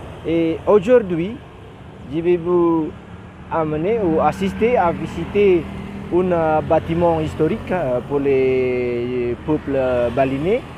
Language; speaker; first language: French; non-native, learner; Indonesian